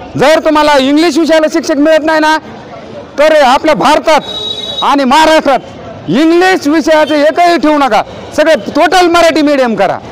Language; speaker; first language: Marathi; native; Marathi